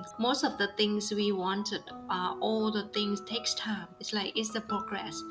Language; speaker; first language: English; non-native, fluent; Vietnamese